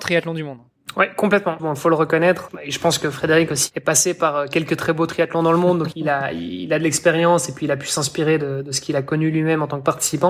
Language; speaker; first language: French; native; French